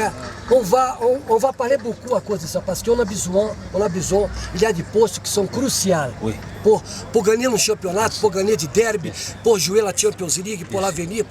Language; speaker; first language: French; non-native, fluent; Portuguese